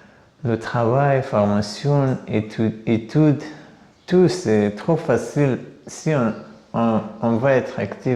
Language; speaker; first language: French; non-native, learner; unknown